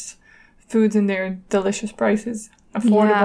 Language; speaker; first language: English; non-native, fluent; French